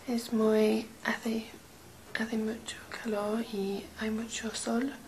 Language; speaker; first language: Spanish; non-native, learner; English